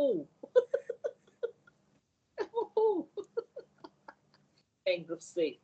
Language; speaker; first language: English; non-native, learner; Thai